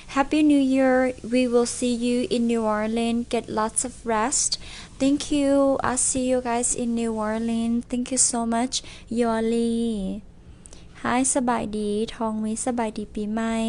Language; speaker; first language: Lao; non-native, local second language; Hmong